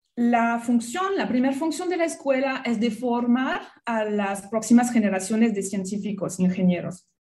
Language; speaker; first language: Spanish; non-native, fluent; French